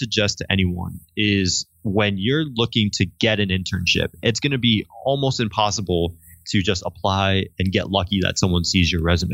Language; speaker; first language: English; native; English